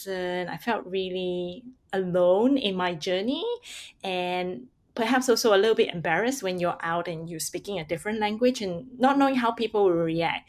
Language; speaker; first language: English; non-native, local second language; Hakka Chinese